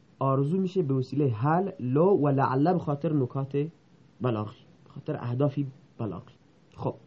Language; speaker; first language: Persian; non-native, local second language; Baluchi